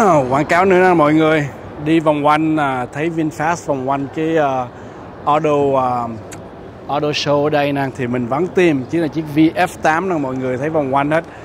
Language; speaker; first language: Vietnamese; native; Vietnamese